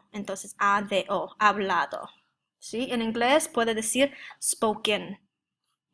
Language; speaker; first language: Spanish; non-native, fluent; English